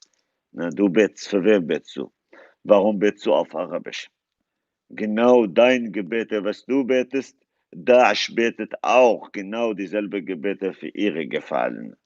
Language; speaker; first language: German; non-native, fluent; Kurdish